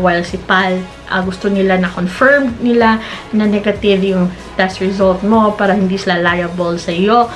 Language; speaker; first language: Filipino; non-native, local second language; Cebuano